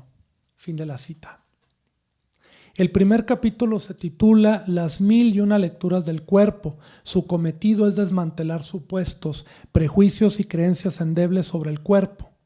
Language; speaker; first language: Spanish; native; Spanish